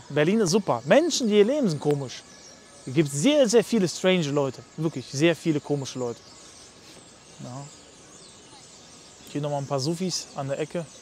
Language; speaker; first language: German; native; German